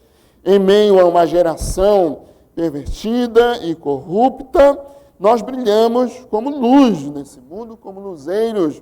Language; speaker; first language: Portuguese; native; Portuguese